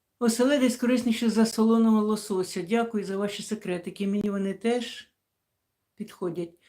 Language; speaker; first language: Ukrainian; non-native, local second language; Russian